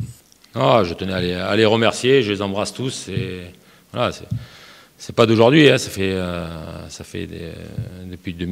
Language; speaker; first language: French; native; French